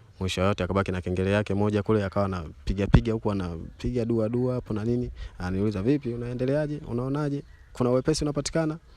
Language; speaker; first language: Swahili; native; Swahili